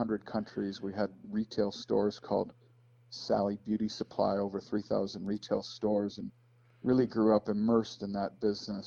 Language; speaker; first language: English; native; English